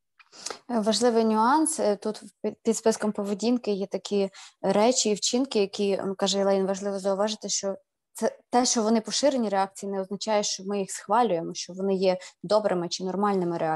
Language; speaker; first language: Ukrainian; native; Ukrainian